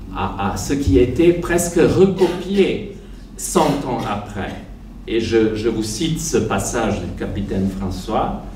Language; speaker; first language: French; non-native, fluent; Serbian